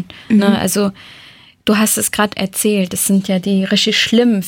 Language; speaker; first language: German; early bilingual, other home language; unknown